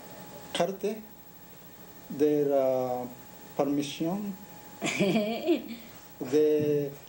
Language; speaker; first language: Spanish; non-native, learner; Japanese